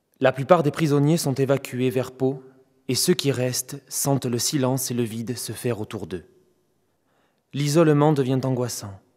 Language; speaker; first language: French; native; French